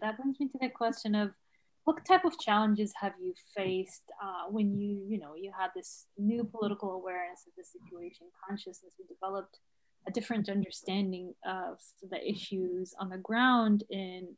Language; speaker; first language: English; non-native, fluent; Arabic